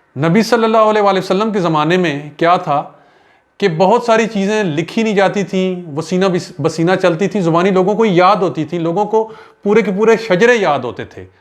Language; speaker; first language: Urdu; non-native, local second language; Pahari-Potwari